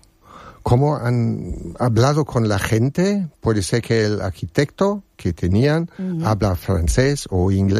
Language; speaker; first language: Spanish; non-native, learner; German